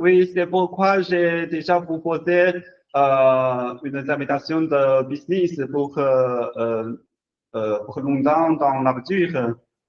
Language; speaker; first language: French; non-native, learner; Chinese